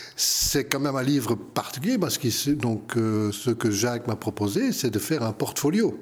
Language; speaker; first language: French; non-native, local second language; Dutch